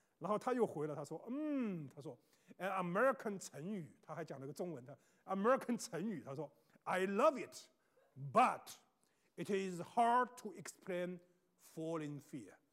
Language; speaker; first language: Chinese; native; Chinese